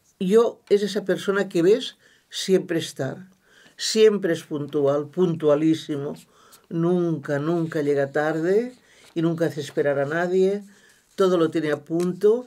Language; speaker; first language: Spanish; non-native, local second language; Catalan